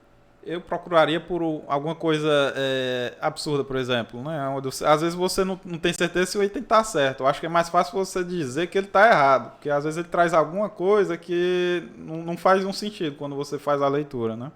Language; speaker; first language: Portuguese; native; Portuguese